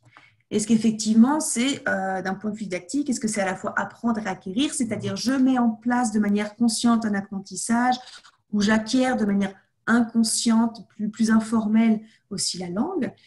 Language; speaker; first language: French; native; French